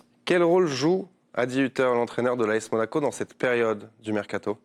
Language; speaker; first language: French; native; French